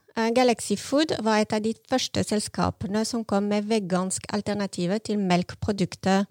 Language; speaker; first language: Norwegian; non-native, fluent; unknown